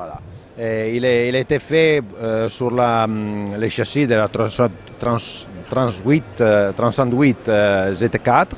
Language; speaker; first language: French; non-native, fluent; Italian